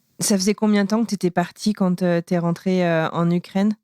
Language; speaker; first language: French; native; French